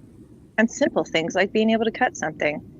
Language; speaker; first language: English; native; English